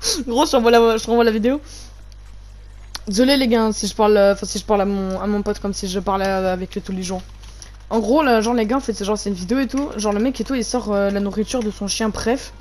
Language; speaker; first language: French; native; French